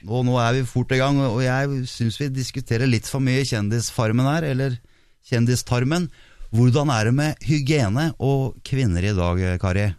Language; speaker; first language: Norwegian; native; Norwegian